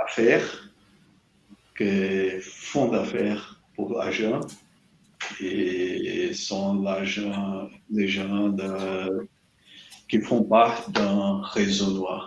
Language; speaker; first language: French; non-native, learner; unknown